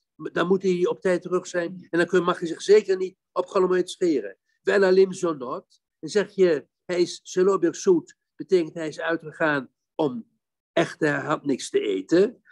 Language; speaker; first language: Dutch; native; Dutch